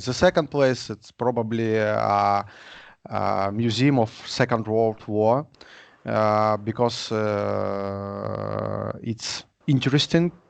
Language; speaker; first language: English; non-native, learner; Russian